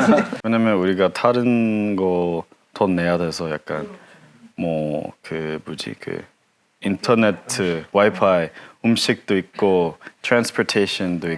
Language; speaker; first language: Korean; non-native, learner; English